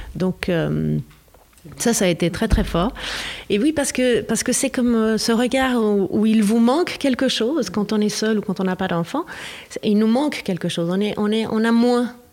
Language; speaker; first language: French; non-native, fluent; Spanish